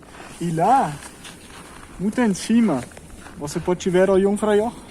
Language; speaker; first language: Portuguese; non-native, fluent; German